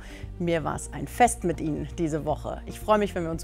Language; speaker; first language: German; native; German